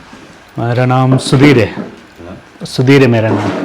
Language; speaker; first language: Hindi; non-native, local second language; Telugu